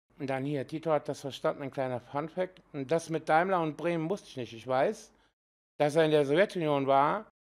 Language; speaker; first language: German; early bilingual, other home language; Serbian